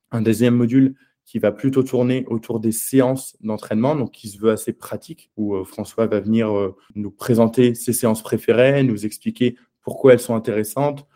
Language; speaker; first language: French; native; French